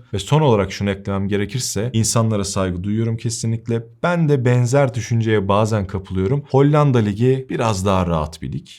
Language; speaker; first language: Turkish; native; Turkish